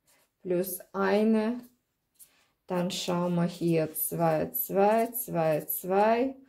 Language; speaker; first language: German; non-native, learner; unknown